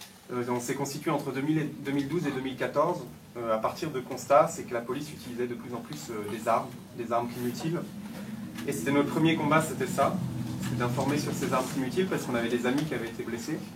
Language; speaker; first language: French; native; French